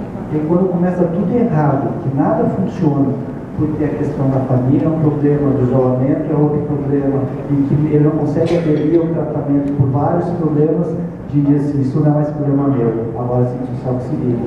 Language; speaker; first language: Portuguese; native; Portuguese